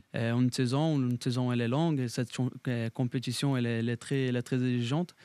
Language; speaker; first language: French; non-native, fluent; Portuguese